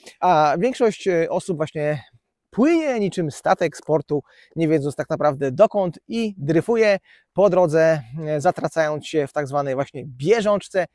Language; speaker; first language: Polish; native; Polish